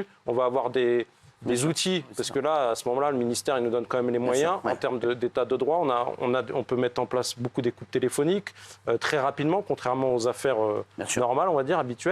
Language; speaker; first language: French; native; French